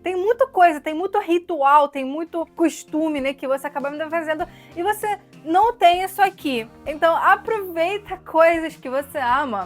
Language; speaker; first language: Portuguese; non-native, fluent; Russian